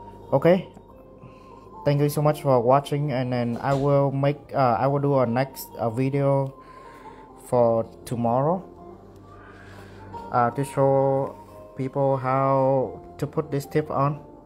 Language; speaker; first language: English; non-native, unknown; Vietnamese